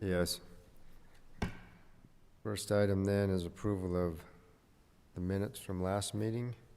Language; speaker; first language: English; native; English